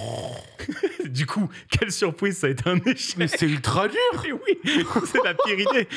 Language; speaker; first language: French; native; French